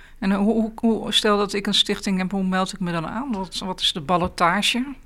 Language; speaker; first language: Dutch; native; Dutch